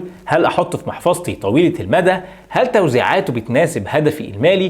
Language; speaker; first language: Arabic; native; Arabic